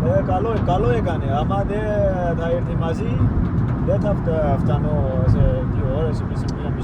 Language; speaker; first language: Greek; non-native, learner; Urdu